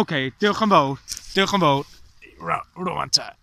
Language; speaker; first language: Welsh; non-native, learner; English